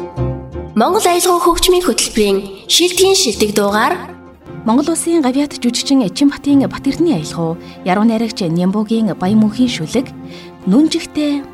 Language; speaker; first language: Mongolian; native; Mongolian